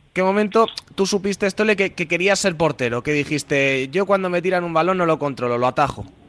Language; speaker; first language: Spanish; native; Spanish